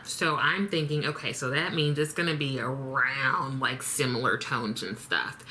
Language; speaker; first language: English; native; English